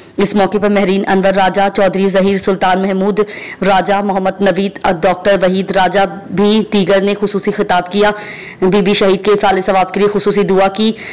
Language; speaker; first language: Urdu; non-native, local second language; Punjabi